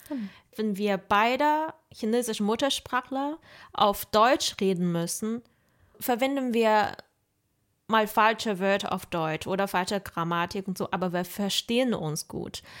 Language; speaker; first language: German; non-native, fluent; Chinese